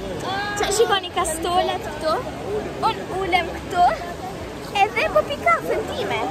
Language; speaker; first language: Albanian; early bilingual, heritage; Albanian